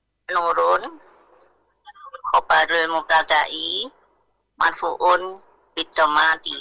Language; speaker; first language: Arabic; non-native, learner; Indonesian